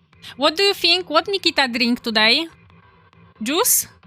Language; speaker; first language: English; non-native, learner; Polish